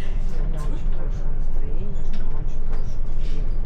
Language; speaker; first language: Russian; native; Russian